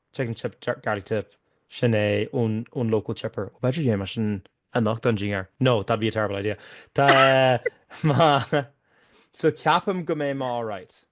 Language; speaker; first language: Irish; native; Irish